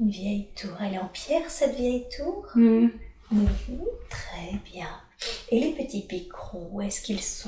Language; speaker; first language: French; native; French